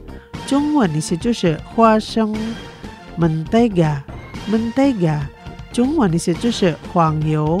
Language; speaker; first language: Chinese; early bilingual, heritage; Chinese